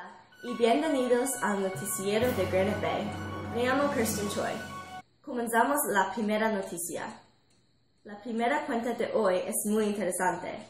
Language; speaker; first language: Spanish; non-native, learner; English